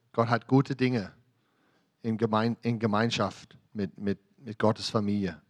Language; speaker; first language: German; non-native, fluent; English